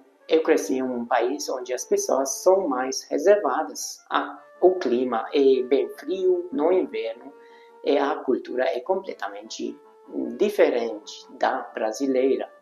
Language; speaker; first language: Portuguese; non-native, fluent; Hungarian